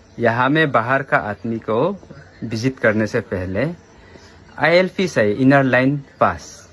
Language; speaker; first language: Hindi; non-native, local second language; Nepali